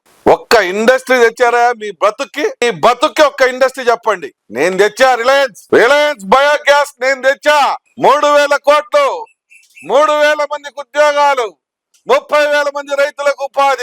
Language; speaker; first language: Telugu; native; Telugu